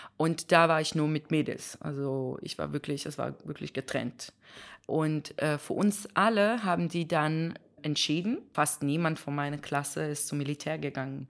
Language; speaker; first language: German; non-native, fluent; Hebrew